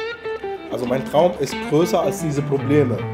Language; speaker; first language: German; non-native, fluent; Arabic